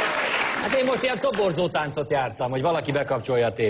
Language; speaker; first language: Hungarian; native; Hungarian